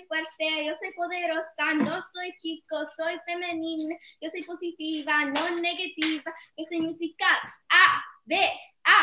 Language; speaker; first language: Spanish; non-native, learner; English